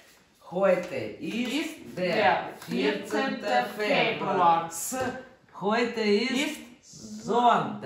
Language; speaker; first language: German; non-native, learner; Russian